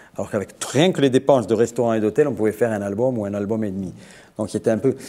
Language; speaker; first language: French; native; French